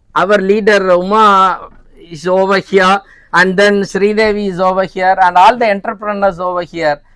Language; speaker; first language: English; non-native, local second language; Tamil